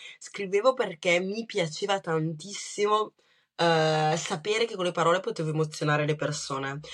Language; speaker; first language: Italian; early bilingual, other home language; Kinyarwanda